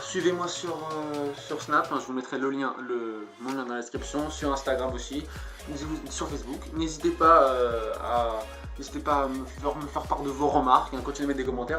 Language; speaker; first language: French; native; French